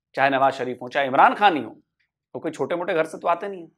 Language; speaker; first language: Hindi; native; Hindi